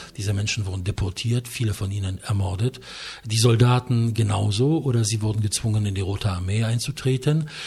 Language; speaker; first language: German; non-native, fluent; Polish